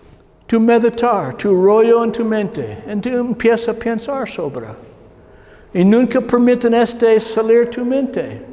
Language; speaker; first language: Spanish; non-native, learner; English